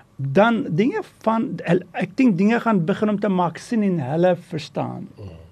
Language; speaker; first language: Afrikaans; non-native, fluent; Turkish